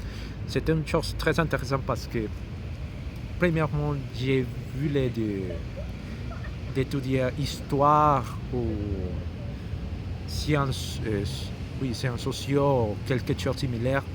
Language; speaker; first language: French; non-native, learner; Spanish